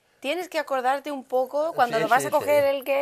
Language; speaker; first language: Spanish; native; Spanish